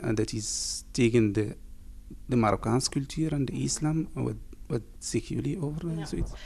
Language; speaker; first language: Dutch; non-native, fluent; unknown